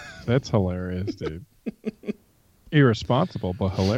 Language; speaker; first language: English; native; English